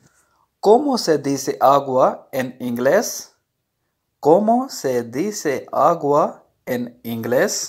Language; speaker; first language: Spanish; non-native, learner; Urdu